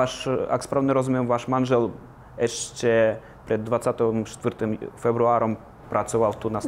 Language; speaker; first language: Slovak; non-native, fluent; Ukrainian